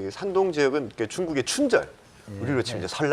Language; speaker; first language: Korean; native; Korean